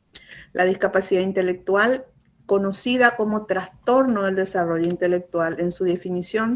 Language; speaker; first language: Spanish; native; Spanish